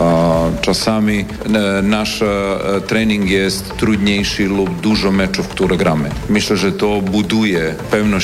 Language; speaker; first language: Polish; non-native, learner; Serbian